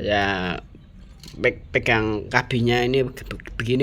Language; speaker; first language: Indonesian; non-native, local second language; Javanese